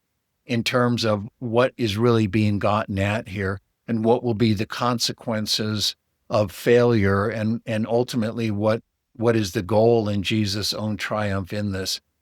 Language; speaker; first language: English; native; English